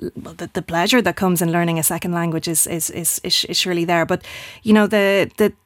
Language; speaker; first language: English; native; English